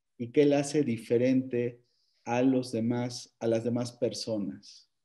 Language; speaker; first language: Spanish; native; Spanish